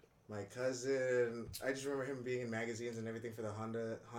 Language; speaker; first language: English; early bilingual, other home language; Indonesian